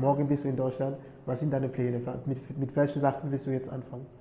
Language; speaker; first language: German; non-native, fluent; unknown